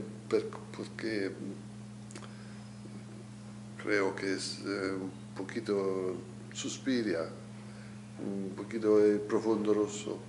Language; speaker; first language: Spanish; non-native, learner; Italian